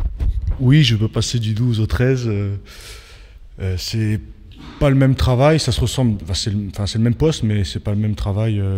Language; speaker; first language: French; native; French